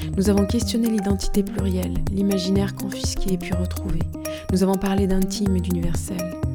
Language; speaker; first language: French; non-native, local second language; Arabic